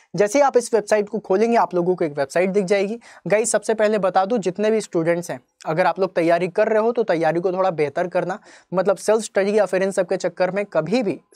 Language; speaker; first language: Hindi; native; Hindi